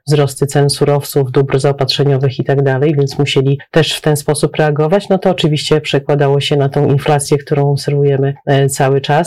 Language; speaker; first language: Polish; native; Polish